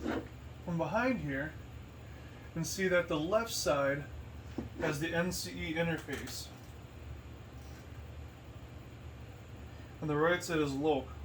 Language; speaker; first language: English; native; English